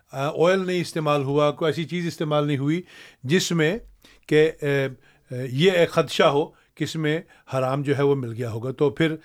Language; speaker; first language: Urdu; native; Urdu